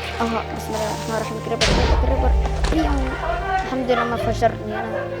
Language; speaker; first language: Arabic; native; Arabic